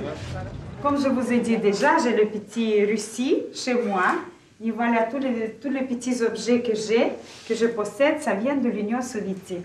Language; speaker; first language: French; non-native, fluent; Russian